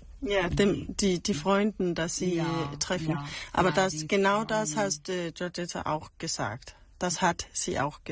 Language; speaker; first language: German; non-native, fluent; Danish